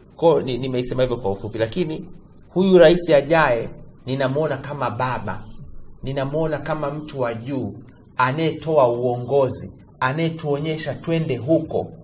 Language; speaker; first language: Swahili; native; Swahili